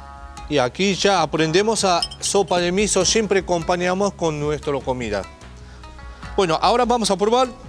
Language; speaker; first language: Spanish; non-native, learner; Japanese